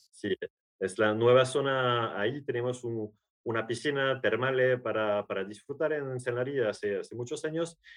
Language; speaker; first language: Spanish; non-native, learner; French